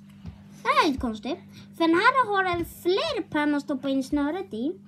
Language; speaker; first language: Swedish; native; Swedish